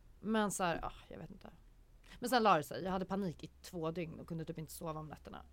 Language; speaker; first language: Swedish; native; Swedish